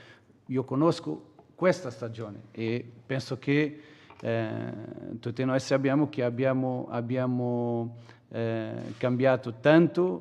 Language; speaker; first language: Italian; non-native, fluent; Portuguese